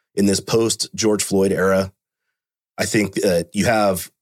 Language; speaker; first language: English; native; English